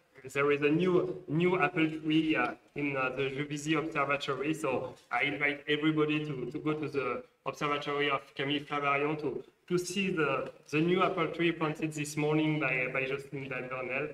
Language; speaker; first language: English; non-native, fluent; French